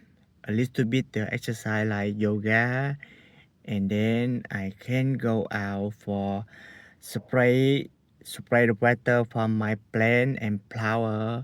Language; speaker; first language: English; non-native, learner; Vietnamese